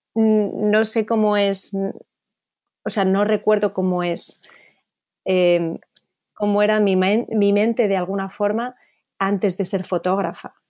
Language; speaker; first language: Spanish; native; Spanish